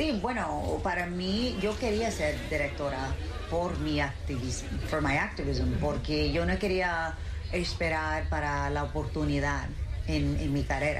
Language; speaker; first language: Spanish; early bilingual, heritage; Spanish